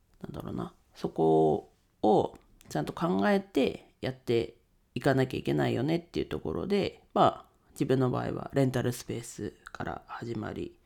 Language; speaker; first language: Japanese; native; Japanese